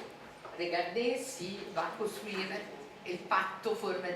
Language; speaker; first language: French; non-native, fluent; Italian